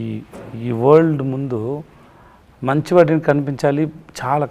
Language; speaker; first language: Telugu; non-native, learner; Tamil